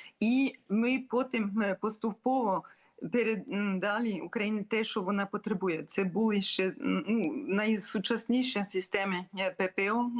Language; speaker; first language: Ukrainian; non-native, fluent; German